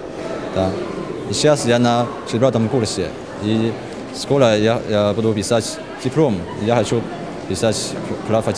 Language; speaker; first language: Russian; non-native, fluent; Chinese